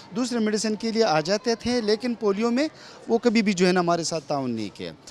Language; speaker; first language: Urdu; non-native, local second language; Pashto